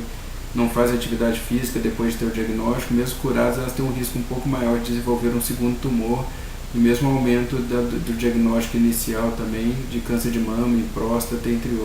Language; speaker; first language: Portuguese; native; Portuguese